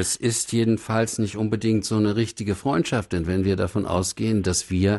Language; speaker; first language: German; native; German